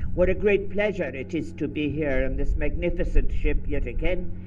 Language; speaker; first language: English; native; English